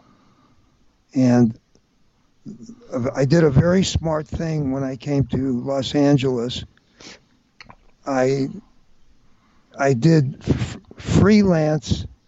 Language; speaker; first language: English; native; English